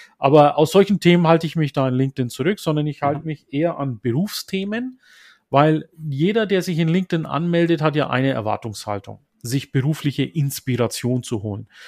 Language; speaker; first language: German; early bilingual, other home language; Turkish